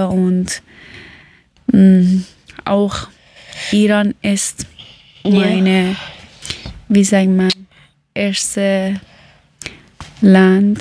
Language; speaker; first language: German; non-native, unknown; Persian